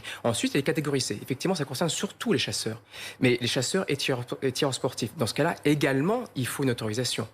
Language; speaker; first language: French; native; French